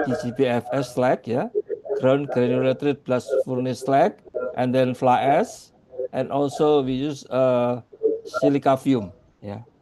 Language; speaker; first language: English; non-native, learner; Indonesian